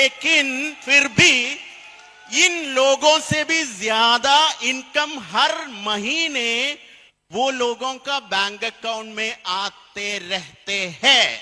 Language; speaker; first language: Hindi; non-native, fluent; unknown